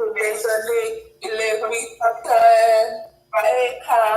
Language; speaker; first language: French; non-native, learner; English